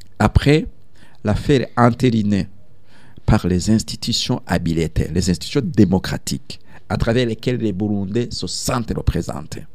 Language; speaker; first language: French; non-native, local second language; Rundi